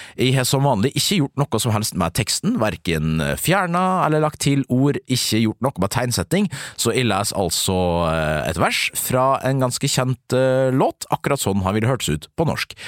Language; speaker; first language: Norwegian; native; Norwegian